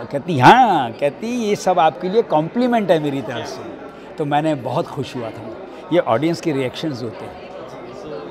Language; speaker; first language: Hindi; non-native, local second language; Punjabi